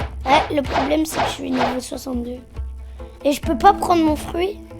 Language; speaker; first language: French; native; French